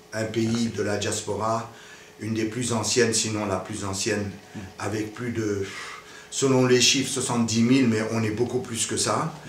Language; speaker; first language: French; non-native, local second language; Wolof